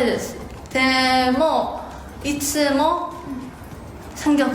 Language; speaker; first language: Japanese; non-native, learner; Korean